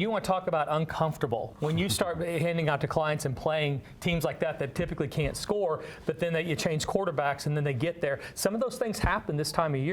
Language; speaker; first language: English; native; English